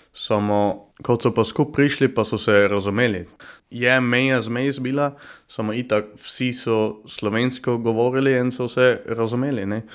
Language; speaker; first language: Slovenian; early bilingual, heritage; German